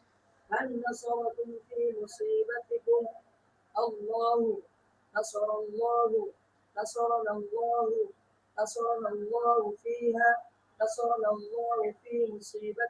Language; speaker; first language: Arabic; non-native, learner; Bangla